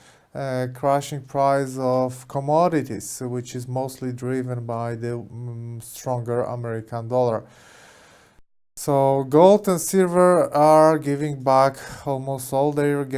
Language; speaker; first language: English; non-native, fluent; Polish